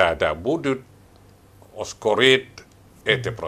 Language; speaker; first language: Russian; non-native, learner; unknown